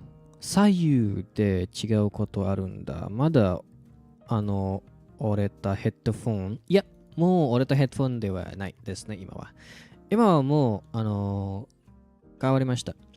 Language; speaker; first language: Japanese; non-native, fluent; Indonesian